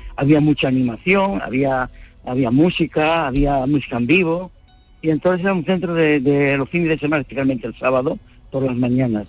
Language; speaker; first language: Spanish; native; Spanish